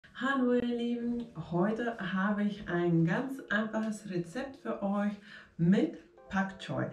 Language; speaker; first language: German; non-native, fluent; Finnish